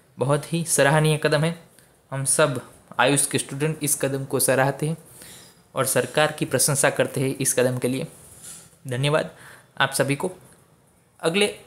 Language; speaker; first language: Hindi; non-native, local second language; Gujarati